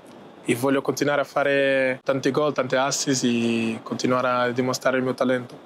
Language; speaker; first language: Italian; non-native, fluent; Portuguese